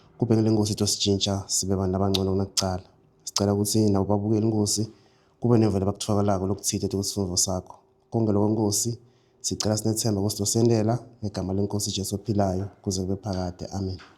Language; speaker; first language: Zulu; non-native, local second language; Swati